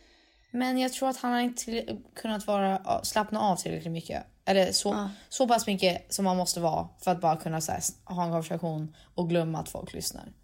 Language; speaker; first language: Swedish; native; Swedish